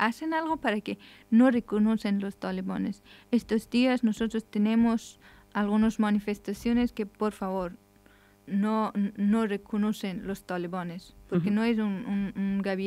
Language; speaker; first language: Spanish; non-native, learner; Persian